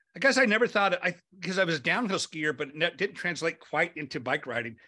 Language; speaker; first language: English; native; English